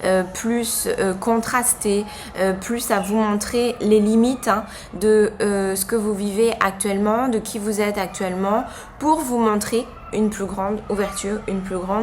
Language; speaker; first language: French; native; French